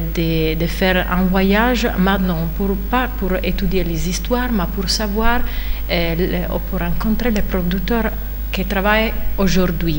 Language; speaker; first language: French; non-native, fluent; Italian